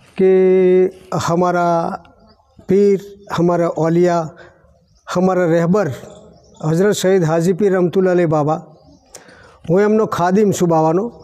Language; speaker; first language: Gujarati; native; Gujarati